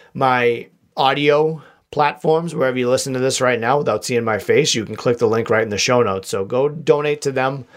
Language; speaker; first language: English; native; English